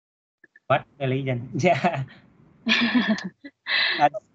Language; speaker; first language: English; non-native, learner; Vietnamese